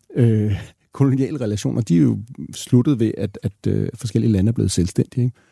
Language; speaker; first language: Danish; native; Danish